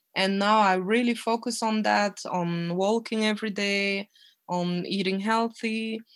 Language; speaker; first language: English; non-native, fluent; French